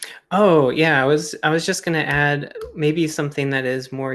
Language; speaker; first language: English; native; English